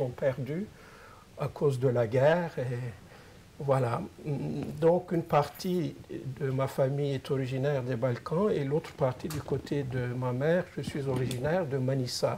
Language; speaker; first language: French; non-native, fluent; Turkish